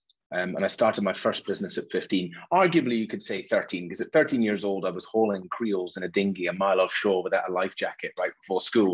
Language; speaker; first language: English; native; English